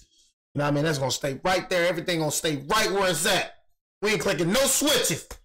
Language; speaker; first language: English; native; English